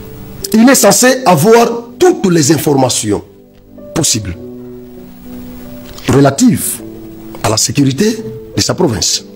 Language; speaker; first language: French; non-native, local second language; Lingala